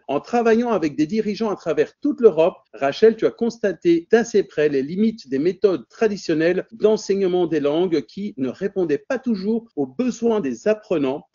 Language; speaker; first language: French; native; French